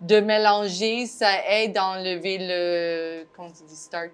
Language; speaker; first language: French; non-native, fluent; English